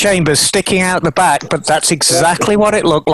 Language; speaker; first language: English; native; English